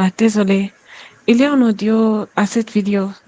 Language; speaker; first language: French; non-native, learner; Shona